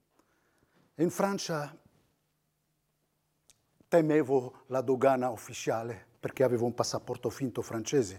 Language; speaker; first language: Italian; non-native, fluent; Riffian